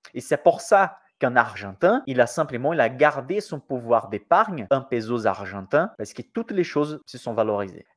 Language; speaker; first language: French; non-native, fluent; Portuguese